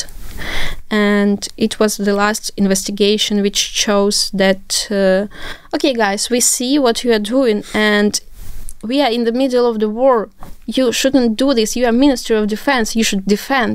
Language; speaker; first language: English; non-native, fluent; Ukrainian